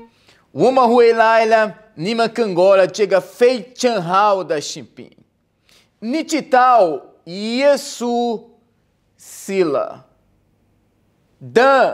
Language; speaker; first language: Chinese; non-native, learner; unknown